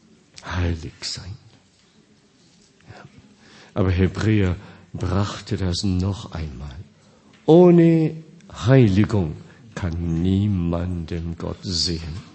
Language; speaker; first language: German; non-native, fluent; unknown